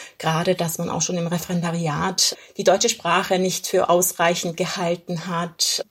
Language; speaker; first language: German; native; German